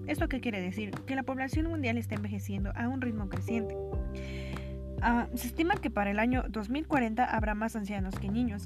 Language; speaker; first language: Spanish; native; Spanish